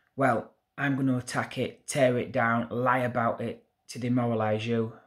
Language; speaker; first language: English; native; English